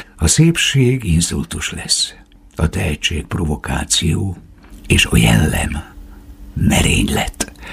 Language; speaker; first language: Hungarian; native; Hungarian